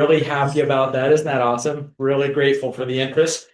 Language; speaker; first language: English; native; English